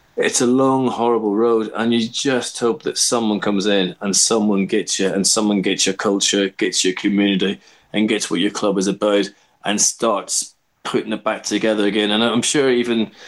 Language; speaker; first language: English; native; English